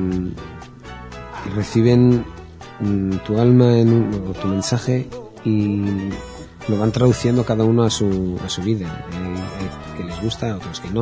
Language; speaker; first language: Spanish; non-native, fluent; Hebrew